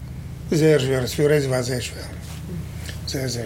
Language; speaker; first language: German; non-native, fluent; Arabic